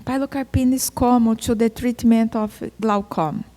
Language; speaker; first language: English; non-native, fluent; Portuguese